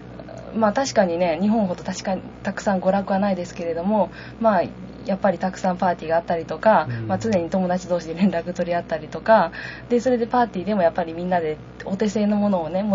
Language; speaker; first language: Japanese; native; Japanese